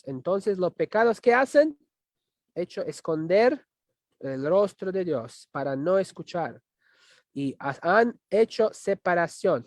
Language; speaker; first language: Spanish; non-native, fluent; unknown